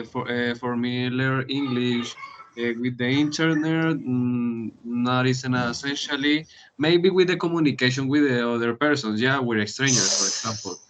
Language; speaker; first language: English; non-native, learner; Spanish